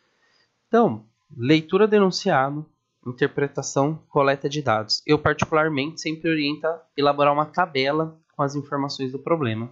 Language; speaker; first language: Portuguese; native; Portuguese